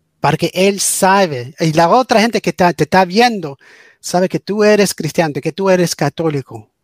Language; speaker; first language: Spanish; early bilingual, heritage; English